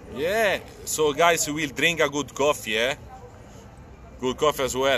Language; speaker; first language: English; non-native, learner; Italian